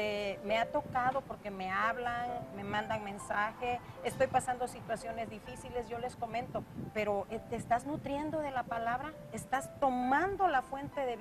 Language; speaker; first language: Spanish; native; Spanish